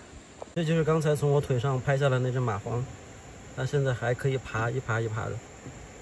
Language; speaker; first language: Chinese; native; Chinese